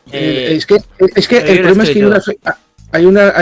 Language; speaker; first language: Spanish; native; Spanish